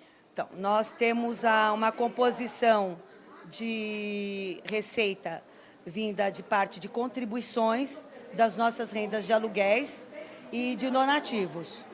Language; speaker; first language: Portuguese; native; Portuguese